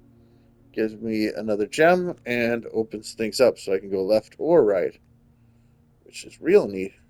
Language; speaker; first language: English; native; English